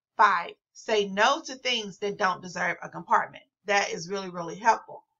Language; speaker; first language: English; native; English